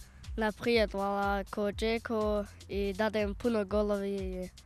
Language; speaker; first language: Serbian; early bilingual, heritage; Bosnian